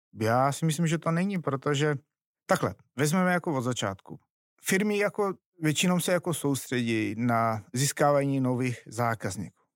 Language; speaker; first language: Czech; non-native, fluent; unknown